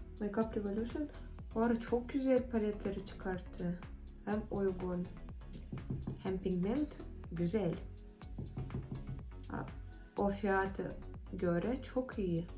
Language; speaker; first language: Turkish; non-native, fluent; Russian